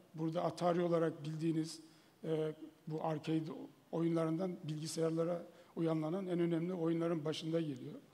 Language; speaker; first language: Turkish; native; Turkish